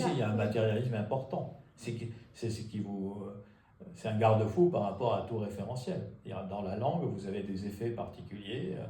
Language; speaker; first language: French; native; French